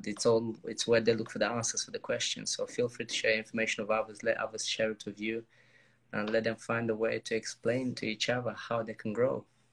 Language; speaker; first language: English; non-native, fluent; Romanian